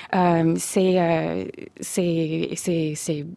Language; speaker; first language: French; non-native, fluent; English